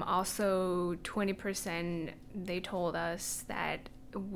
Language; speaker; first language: English; non-native, fluent; Chinese